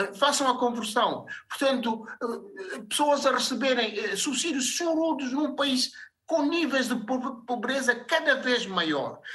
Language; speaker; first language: Portuguese; non-native, local second language; Upper Guinea Crioulo